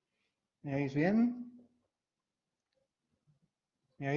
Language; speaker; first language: Spanish; native; Spanish